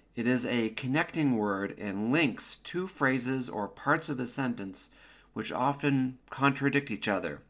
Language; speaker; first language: English; native; English